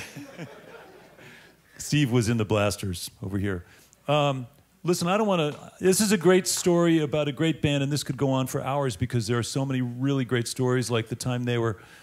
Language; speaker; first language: English; native; English